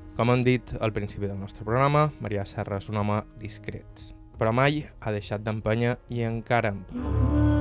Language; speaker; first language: Catalan; native; Catalan